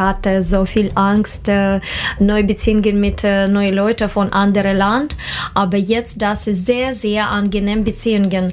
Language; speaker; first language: German; non-native, learner; Russian